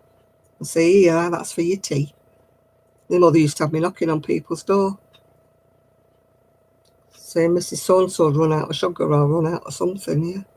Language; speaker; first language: English; native; English